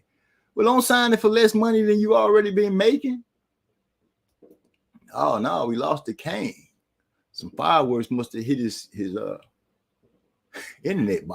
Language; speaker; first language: English; native; English